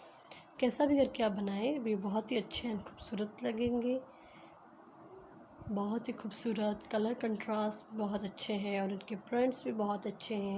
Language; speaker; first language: Hindi; native; Hindi